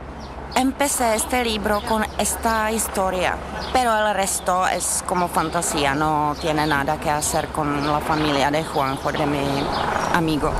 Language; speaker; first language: Spanish; non-native, learner; Czech